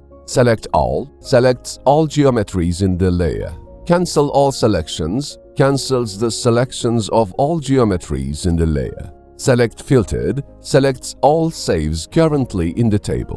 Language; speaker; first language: English; non-native, fluent; Turkish